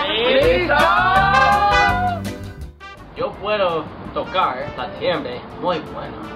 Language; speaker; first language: Spanish; non-native, learner; English